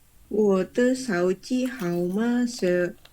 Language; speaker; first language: Chinese; non-native, learner; Indonesian